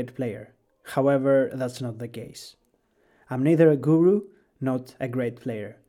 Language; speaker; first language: English; non-native, fluent; Greek